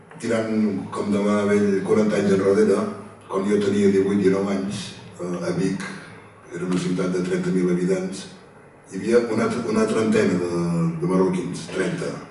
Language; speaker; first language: Catalan; native; Catalan